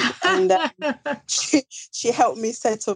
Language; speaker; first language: English; non-native, local second language; Krio